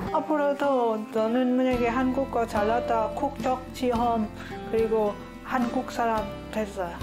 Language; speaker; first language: Korean; non-native, learner; Lao